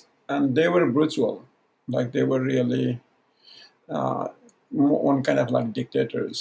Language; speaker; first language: English; non-native, local second language; Maithili